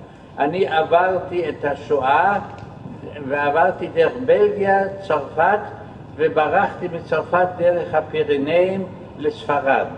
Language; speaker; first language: Hebrew; non-native, fluent; German